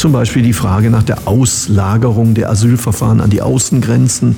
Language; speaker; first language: German; native; German